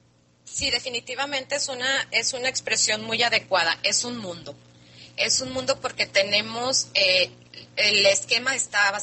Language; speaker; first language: Spanish; native; Spanish